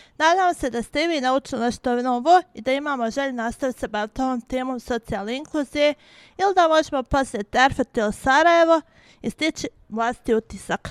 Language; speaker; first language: Croatian; early bilingual, heritage; Bosnian